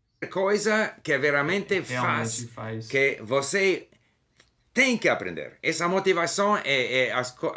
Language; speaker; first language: Portuguese; non-native, learner; English